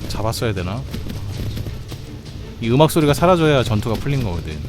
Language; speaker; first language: Korean; native; Korean